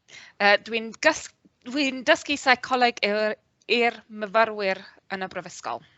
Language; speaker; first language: Welsh; non-native, learner; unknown